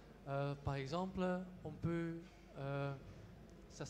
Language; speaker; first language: French; non-native, local second language; Dutch